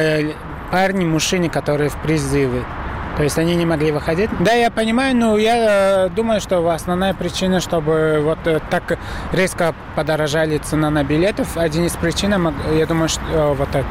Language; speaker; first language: Russian; non-native, fluent; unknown